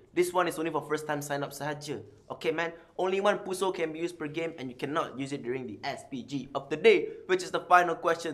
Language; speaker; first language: English; non-native, local second language; Malay